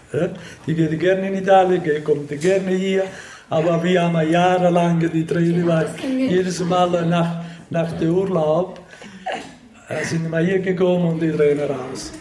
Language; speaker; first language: German; non-native, learner; Italian